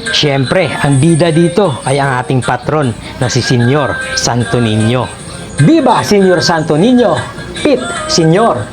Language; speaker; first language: Filipino; non-native, local second language; Hiligaynon